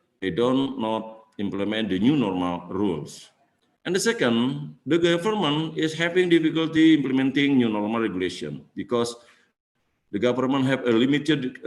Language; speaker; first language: English; non-native, fluent; Indonesian